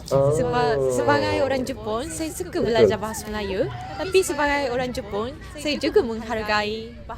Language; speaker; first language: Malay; non-native, fluent; Japanese